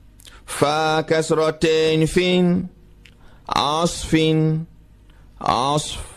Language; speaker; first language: Arabic; non-native, fluent; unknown